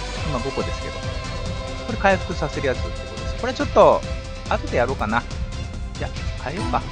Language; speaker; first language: Japanese; native; Japanese